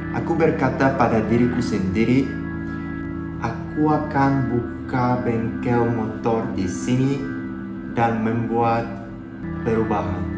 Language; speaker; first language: Indonesian; non-native, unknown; Russian